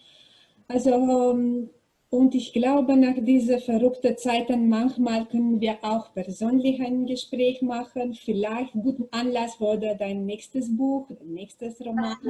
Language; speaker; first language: German; non-native, learner; Macedonian